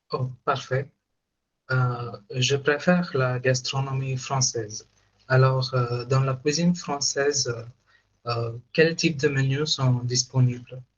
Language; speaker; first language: French; non-native, fluent; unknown